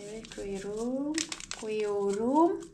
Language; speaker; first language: Turkish; non-native, learner; Indonesian